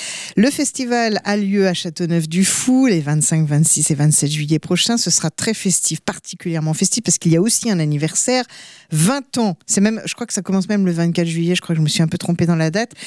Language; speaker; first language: French; native; French